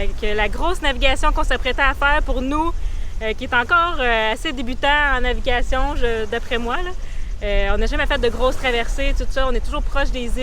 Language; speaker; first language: French; native; French